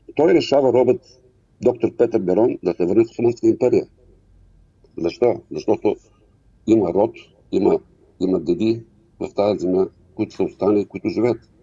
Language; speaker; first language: Bulgarian; non-native, local second language; Turkish